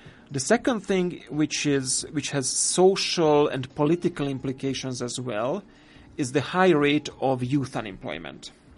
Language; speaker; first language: English; non-native, fluent; Hungarian